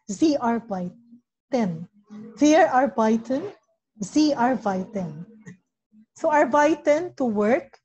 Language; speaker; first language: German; non-native, learner; Filipino